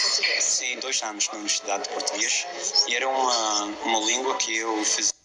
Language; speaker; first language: Portuguese; non-native, fluent; English